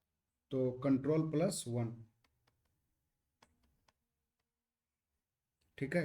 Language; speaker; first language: Hindi; native; Hindi